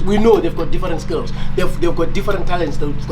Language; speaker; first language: English; non-native, local second language; Northern Sotho